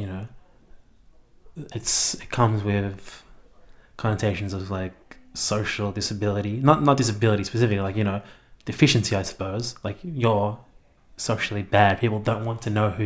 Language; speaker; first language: English; native; English